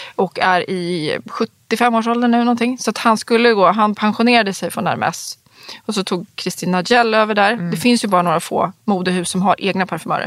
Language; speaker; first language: Swedish; native; Swedish